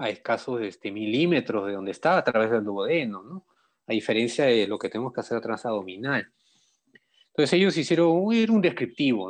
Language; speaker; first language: Spanish; native; Spanish